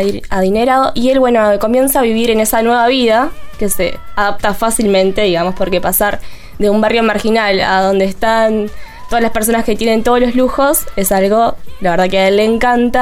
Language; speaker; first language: Spanish; native; Spanish